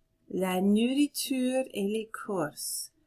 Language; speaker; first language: French; non-native, fluent; English